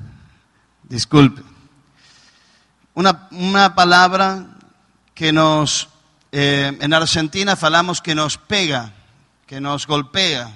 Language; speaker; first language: Portuguese; non-native, learner; Spanish